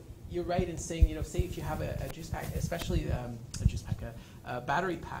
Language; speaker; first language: English; native; English